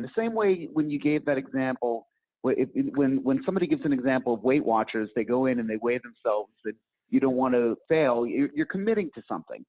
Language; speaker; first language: English; native; English